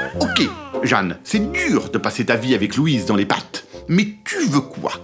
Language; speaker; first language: French; native; French